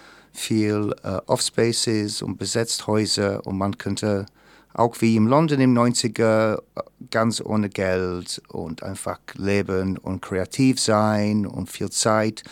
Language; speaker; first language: German; non-native, fluent; English